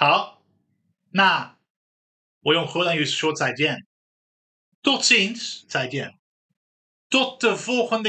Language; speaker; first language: Dutch; non-native, fluent; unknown